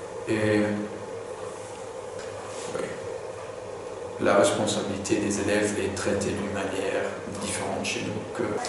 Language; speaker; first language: French; non-native, fluent; German